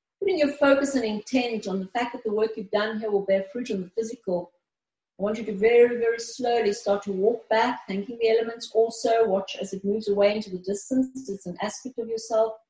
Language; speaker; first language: English; early bilingual, other home language; Greek